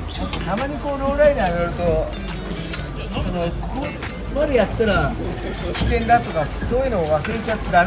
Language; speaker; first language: Japanese; native; Japanese